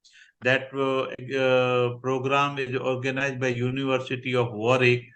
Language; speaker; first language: English; non-native, learner; Gujarati